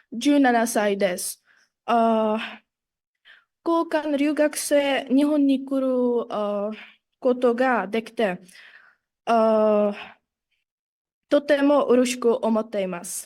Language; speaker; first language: Japanese; non-native, learner; Czech